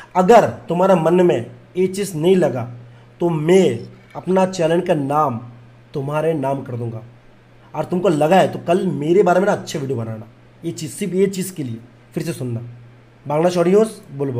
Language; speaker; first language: Hindi; non-native, local second language; Bangla